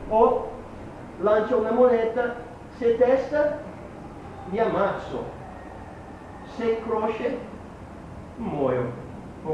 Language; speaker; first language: Italian; non-native, fluent; Portuguese